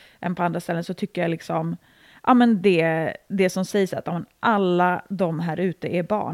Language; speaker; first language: Swedish; native; Swedish